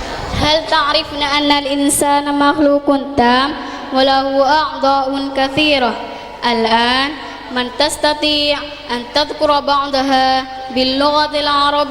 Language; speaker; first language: Arabic; non-native, learner; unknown